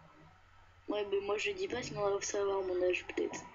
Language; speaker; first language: French; native; French